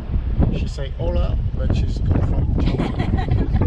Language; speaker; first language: English; non-native, learner; French